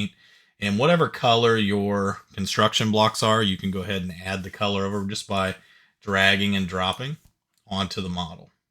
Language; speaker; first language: English; native; English